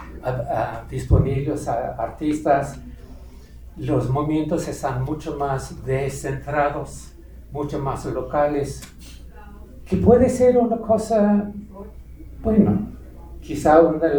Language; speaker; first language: Spanish; non-native, fluent; English